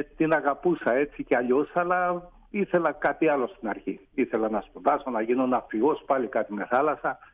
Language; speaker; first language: Greek; native; Greek